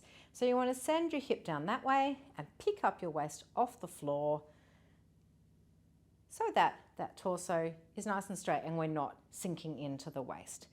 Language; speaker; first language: English; native; English